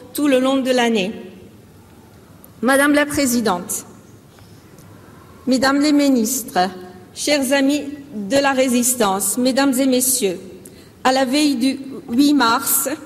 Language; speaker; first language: French; non-native, fluent; Persian